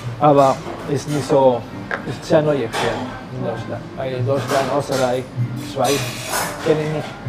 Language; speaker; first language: German; non-native, learner; Spanish